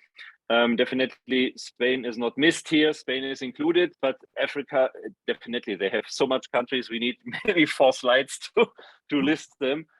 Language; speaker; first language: English; non-native, fluent; German